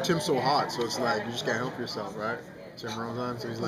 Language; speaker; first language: English; native; English